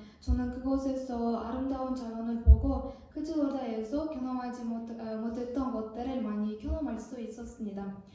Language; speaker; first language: Korean; non-native, learner; Kazakh